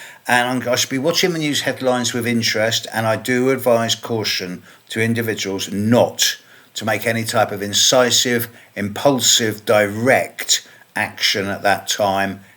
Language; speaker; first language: English; native; English